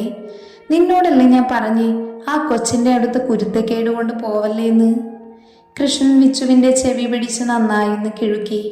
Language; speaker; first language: Malayalam; native; Malayalam